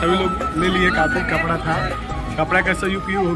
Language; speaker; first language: Hindi; native; Hindi